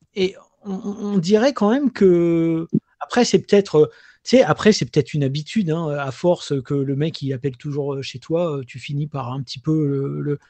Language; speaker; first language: French; native; French